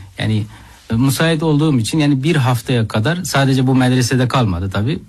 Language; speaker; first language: Turkish; non-native, fluent; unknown